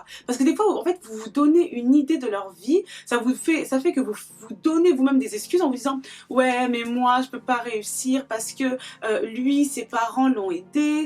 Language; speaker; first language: French; native; French